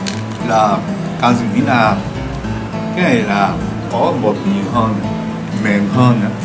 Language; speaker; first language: Vietnamese; non-native, learner; Japanese